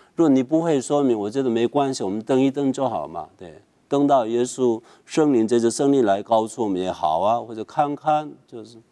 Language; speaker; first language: Chinese; non-native, fluent; Korean